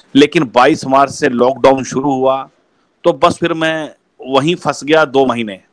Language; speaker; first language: Hindi; native; Hindi